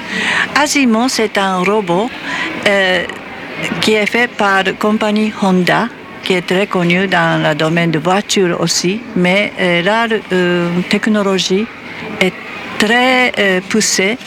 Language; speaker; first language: French; non-native, fluent; Japanese